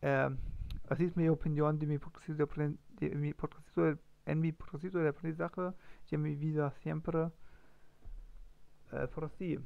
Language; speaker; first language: Spanish; non-native, learner; German